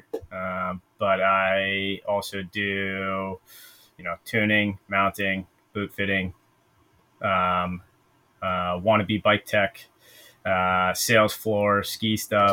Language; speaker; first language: English; native; English